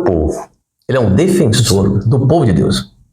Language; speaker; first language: Portuguese; native; Portuguese